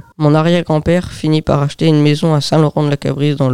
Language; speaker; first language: French; native; French